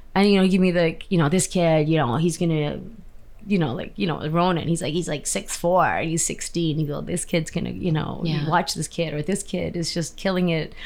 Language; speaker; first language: English; native; English